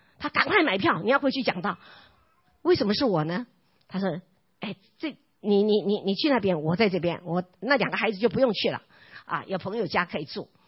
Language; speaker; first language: Chinese; non-native, local second language; Hakka Chinese